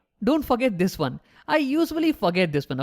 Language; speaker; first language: English; non-native, local second language; Hindi